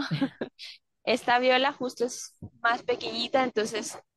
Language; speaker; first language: Spanish; native; Spanish